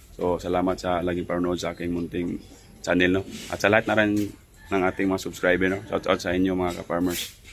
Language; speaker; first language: Filipino; non-native, local second language; Cebuano